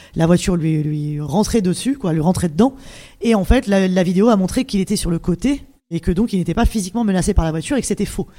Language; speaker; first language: French; native; French